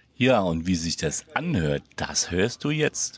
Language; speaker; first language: German; native; German